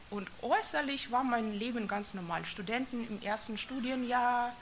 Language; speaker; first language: German; non-native, fluent; Russian